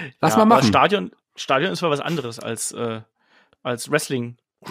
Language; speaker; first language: German; native; German